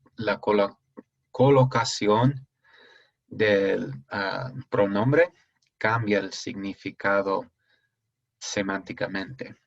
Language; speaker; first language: Spanish; non-native, fluent; English